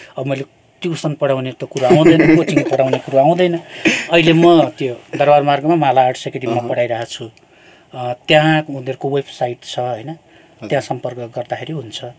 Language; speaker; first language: Nepali; native; Nepali